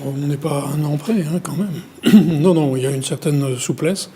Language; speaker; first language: French; native; French